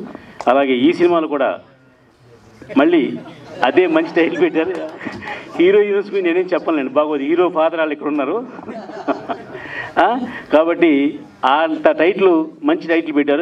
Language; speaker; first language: Telugu; native; Telugu